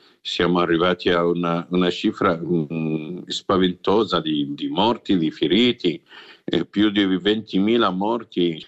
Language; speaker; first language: Italian; non-native, fluent; Arabic